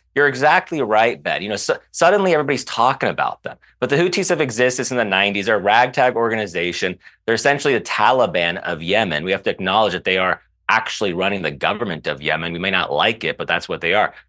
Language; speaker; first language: English; early bilingual, other home language; Arabic